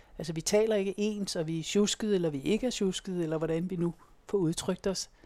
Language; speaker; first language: Danish; native; Danish